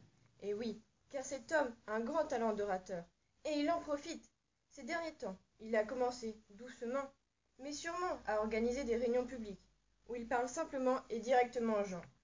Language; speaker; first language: French; native; French